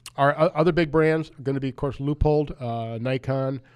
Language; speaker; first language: English; native; English